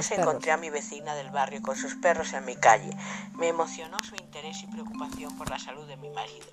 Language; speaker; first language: Spanish; native; Spanish